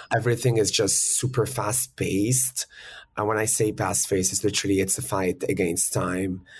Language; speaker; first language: English; early bilingual, other home language; Arabic